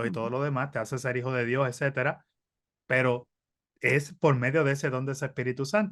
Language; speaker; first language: Spanish; native; Spanish